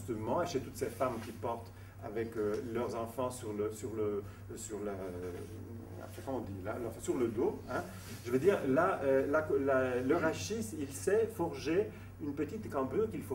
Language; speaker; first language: French; non-native, fluent; Italian